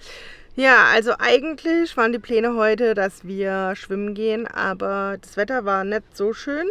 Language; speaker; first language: German; native; German